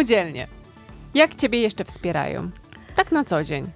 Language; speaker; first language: Polish; native; Polish